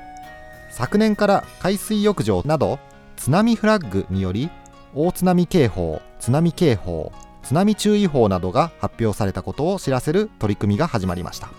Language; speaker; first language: Japanese; native; Japanese